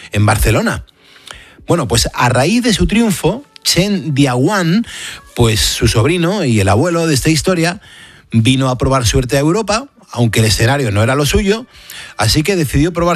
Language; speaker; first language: Spanish; native; Spanish